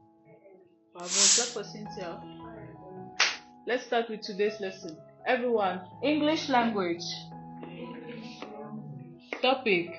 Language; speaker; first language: English; non-native, fluent; French